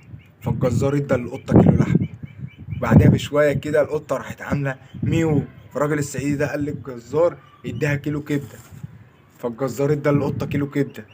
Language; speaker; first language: Arabic; native; Arabic